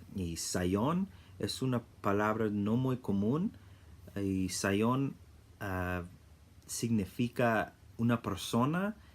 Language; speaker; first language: Spanish; non-native, fluent; English